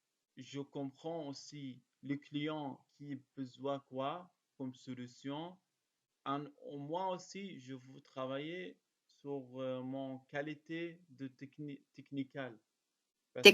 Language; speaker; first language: French; non-native, learner; Arabic